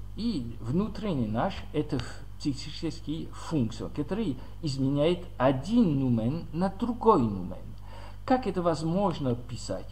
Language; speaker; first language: Russian; non-native, learner; French